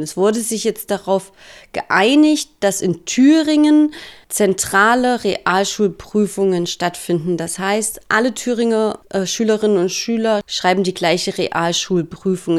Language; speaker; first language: German; native; German